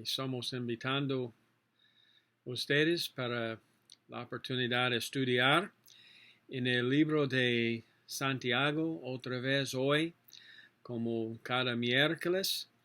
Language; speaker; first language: Spanish; non-native, learner; English